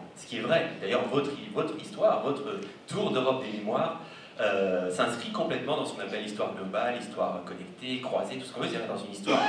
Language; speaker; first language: French; native; French